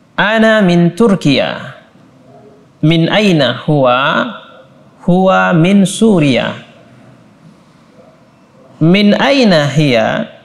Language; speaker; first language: Arabic; non-native, fluent; Indonesian